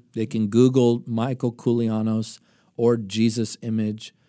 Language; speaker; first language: English; early bilingual, other home language; Greek